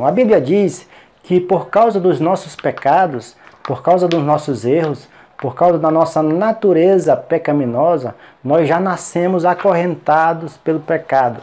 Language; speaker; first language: Portuguese; native; Portuguese